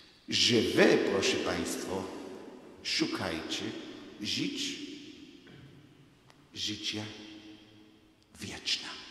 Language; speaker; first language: Polish; non-native, fluent; Hebrew